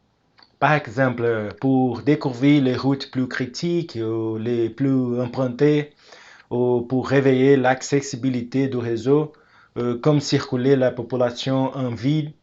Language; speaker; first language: French; non-native, fluent; Portuguese